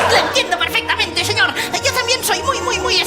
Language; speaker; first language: Spanish; non-native, local second language; Catalan